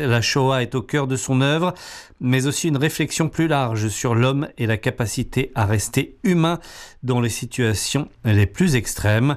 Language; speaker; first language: French; native; French